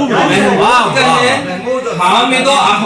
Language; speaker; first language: Urdu; native; Urdu